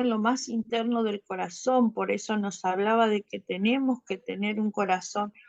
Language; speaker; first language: Spanish; native; Spanish